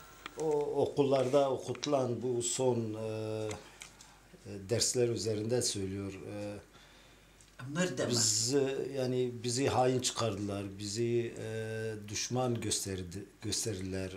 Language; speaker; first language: Turkish; non-native, local second language; Turoyo